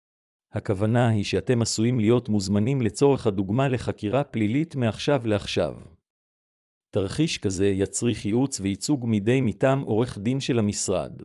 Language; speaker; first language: Hebrew; native; Hebrew